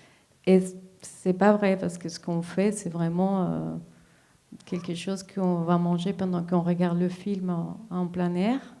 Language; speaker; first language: French; non-native, fluent; Spanish